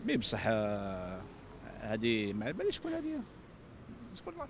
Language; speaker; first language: Arabic; native; Arabic